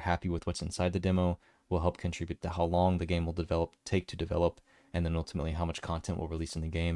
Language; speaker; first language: English; native; English